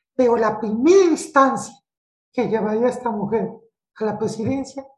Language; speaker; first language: Spanish; native; Spanish